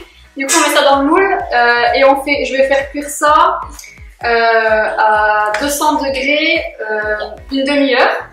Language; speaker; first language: French; native; French